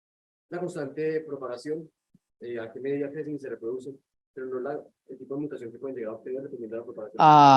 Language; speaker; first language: Spanish; native; Spanish